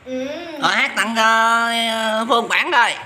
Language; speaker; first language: Vietnamese; native; Vietnamese